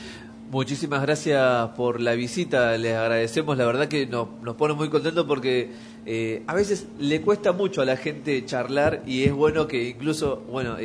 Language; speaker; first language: Spanish; native; Spanish